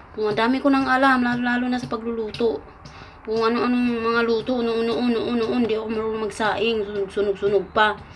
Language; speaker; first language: Filipino; non-native, local second language; Cebuano